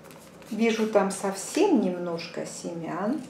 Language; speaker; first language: Russian; native; Russian